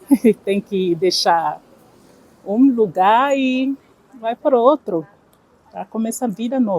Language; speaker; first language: Portuguese; non-native, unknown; Igbo